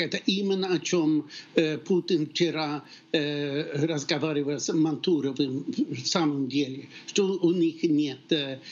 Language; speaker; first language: Russian; non-native, fluent; Swedish